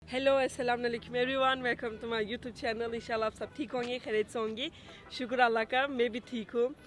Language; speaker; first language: Hindi; non-native, learner; Turkish